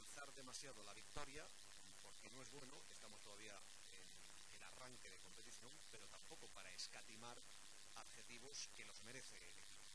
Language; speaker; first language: Spanish; native; Spanish